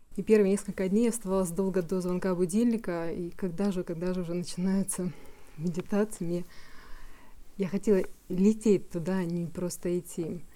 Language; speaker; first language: Russian; native; Russian